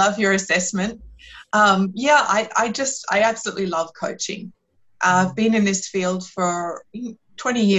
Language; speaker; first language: English; native; English